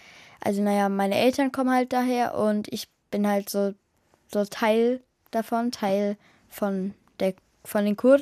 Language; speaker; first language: German; early bilingual, other home language; Kurdish